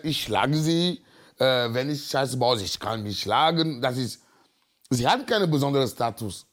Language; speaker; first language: German; non-native, learner; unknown